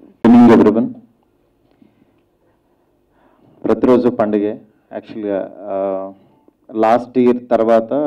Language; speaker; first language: Telugu; native; Telugu